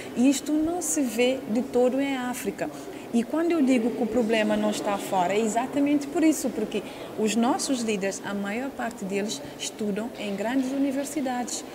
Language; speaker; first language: Portuguese; non-native, local second language; Kabuverdianu